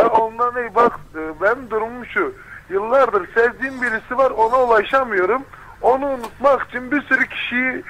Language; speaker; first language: Turkish; native; Turkish